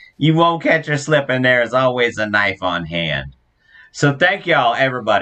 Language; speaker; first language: English; native; English